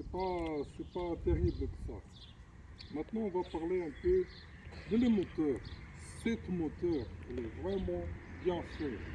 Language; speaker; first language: French; non-native, fluent; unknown